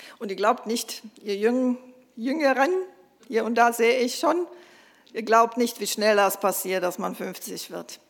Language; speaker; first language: German; non-native, fluent; Croatian